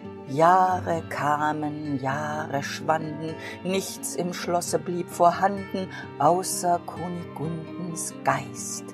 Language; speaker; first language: German; native; German